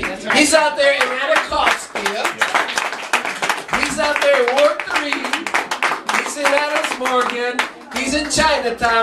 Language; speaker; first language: English; non-native, fluent; Spanish